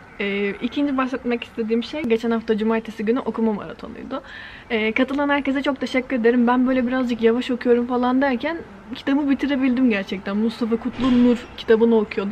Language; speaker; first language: Turkish; native; Turkish